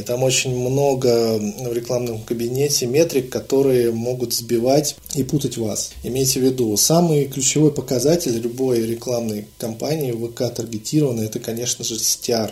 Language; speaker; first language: Russian; native; Russian